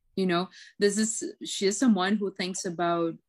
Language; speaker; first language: English; non-native, fluent; Portuguese